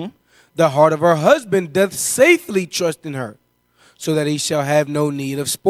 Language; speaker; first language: English; native; English